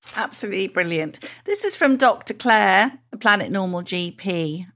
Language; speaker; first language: English; native; English